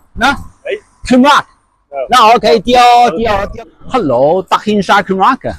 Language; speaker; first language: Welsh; non-native, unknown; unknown